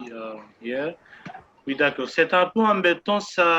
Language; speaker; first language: French; non-native, fluent; Urdu